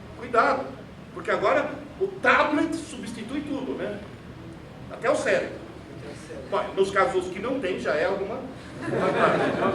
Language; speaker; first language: Portuguese; early bilingual, other home language; Italian